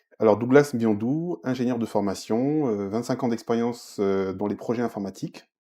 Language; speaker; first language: French; early bilingual, other home language; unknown